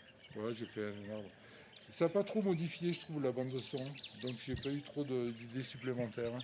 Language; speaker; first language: French; native; French